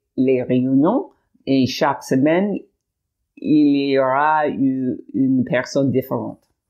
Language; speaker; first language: French; non-native, learner; English